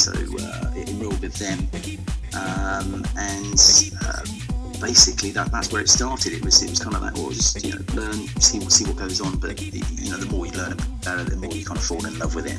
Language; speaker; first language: English; native; English